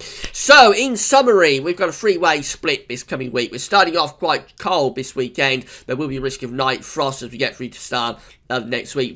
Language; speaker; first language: English; native; English